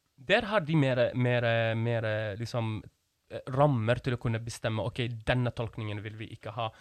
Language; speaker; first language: Norwegian; non-native, fluent; Kurdish